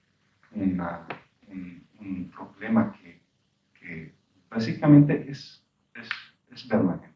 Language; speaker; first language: Spanish; non-native, fluent; Arabic